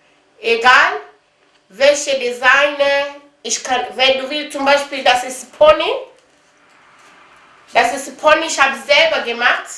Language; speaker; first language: German; non-native, learner; Lingala